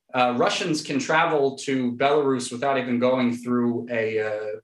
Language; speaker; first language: English; native; English